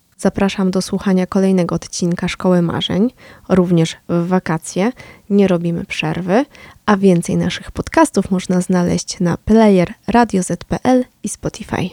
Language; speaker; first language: Polish; native; Polish